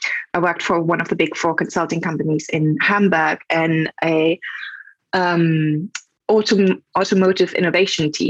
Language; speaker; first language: English; non-native, fluent; German